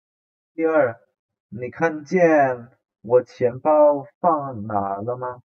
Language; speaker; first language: Chinese; non-native, fluent; Indonesian